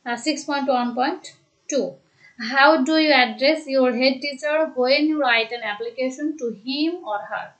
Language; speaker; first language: English; non-native, local second language; Bangla